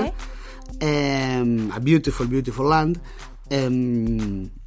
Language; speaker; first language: English; non-native, fluent; Spanish